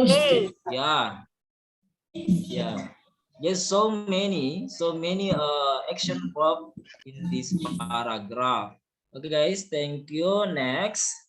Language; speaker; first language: English; non-native, learner; Indonesian